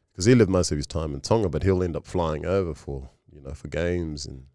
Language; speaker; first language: English; early bilingual, other home language; Tongan